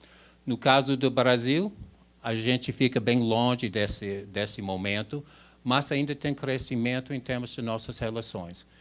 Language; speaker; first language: Portuguese; non-native, fluent; English